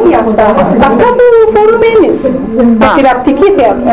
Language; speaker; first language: Greek; non-native, local second language; Turkish